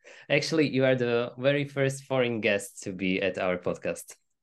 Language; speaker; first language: English; non-native, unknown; Slovak